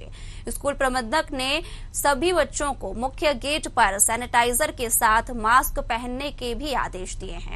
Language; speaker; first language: Hindi; native; Hindi